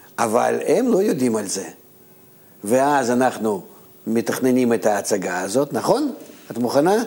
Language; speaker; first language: Hebrew; non-native, fluent; Russian